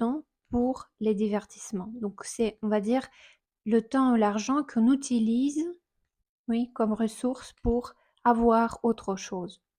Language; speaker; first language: French; non-native, fluent; Russian